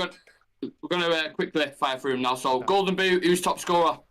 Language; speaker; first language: English; native; English